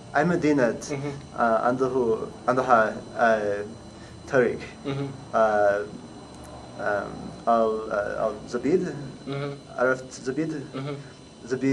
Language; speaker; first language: Arabic; non-native, learner; English